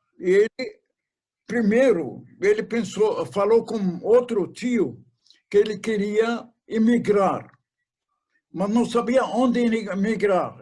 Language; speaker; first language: Portuguese; non-native, fluent; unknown